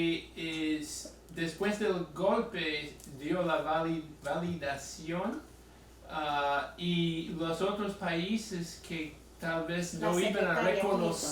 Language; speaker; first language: Spanish; non-native, fluent; English